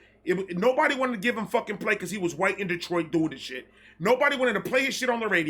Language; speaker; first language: English; native; English